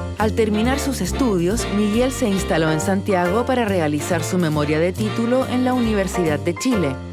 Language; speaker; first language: Spanish; native; Spanish